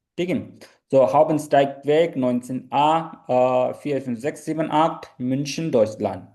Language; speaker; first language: German; non-native, learner; Hindi